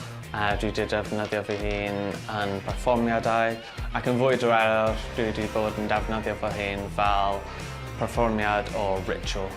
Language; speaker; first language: Welsh; non-native, local second language; English